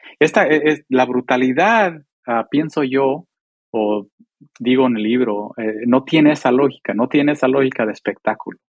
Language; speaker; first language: Spanish; early bilingual, heritage; Spanish